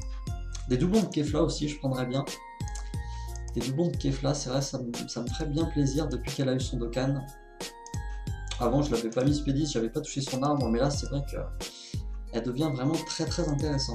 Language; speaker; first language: French; native; French